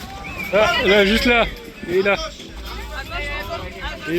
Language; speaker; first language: French; native; French